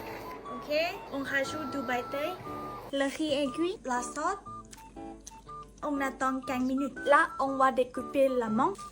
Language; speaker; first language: French; non-native, learner; Thai